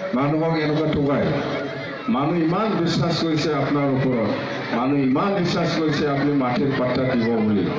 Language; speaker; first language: Assamese; non-native, local second language; Bangla